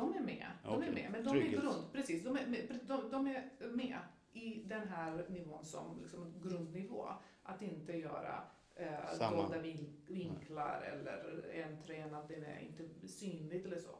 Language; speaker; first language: Swedish; non-native, fluent; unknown